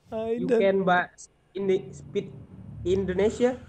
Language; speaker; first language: English; non-native, learner; Indonesian